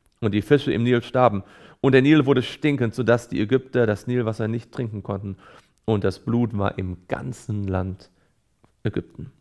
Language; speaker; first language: German; native; German